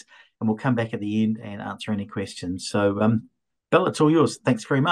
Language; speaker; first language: English; native; English